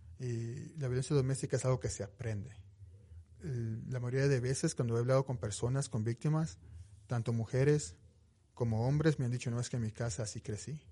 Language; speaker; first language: Spanish; native; Spanish